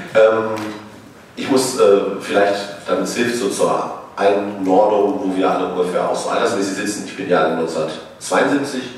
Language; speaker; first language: German; native; German